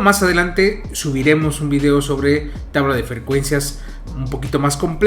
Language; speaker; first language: Spanish; native; Spanish